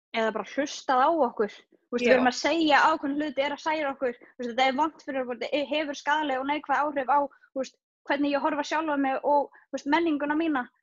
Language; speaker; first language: Icelandic; early bilingual, other home language; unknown